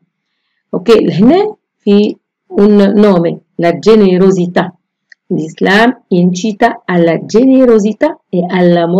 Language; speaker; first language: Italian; non-native, fluent; Arabic